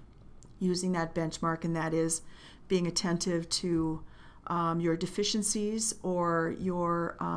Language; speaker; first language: English; native; English